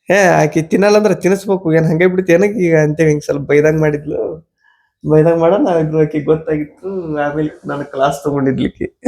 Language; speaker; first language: Kannada; non-native, local second language; Lambadi